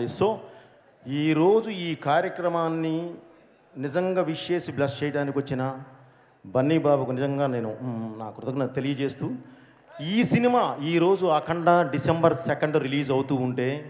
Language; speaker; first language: Telugu; native; Telugu